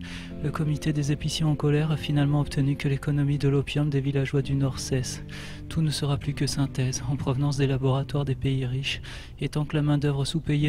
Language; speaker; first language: French; native; French